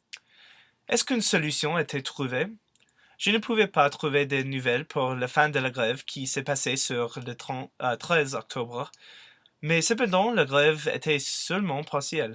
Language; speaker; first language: French; non-native, learner; English